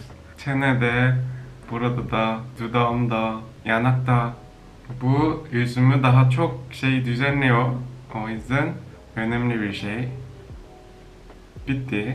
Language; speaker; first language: Turkish; non-native, learner; Korean